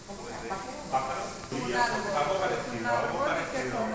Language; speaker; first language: Spanish; native; Spanish